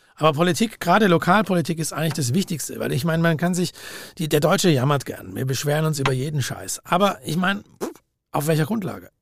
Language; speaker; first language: German; native; German